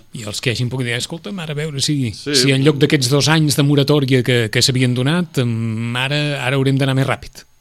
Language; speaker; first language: Catalan; native; Catalan